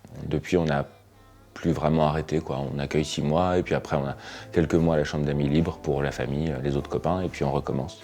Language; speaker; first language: French; native; French